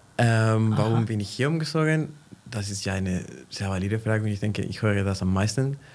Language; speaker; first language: German; non-native, fluent; Spanish